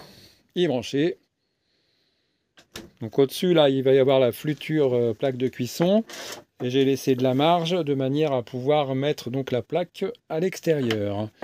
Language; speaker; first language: French; native; French